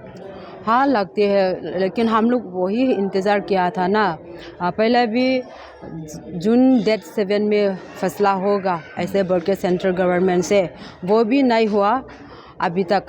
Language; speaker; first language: Hindi; non-native, local second language; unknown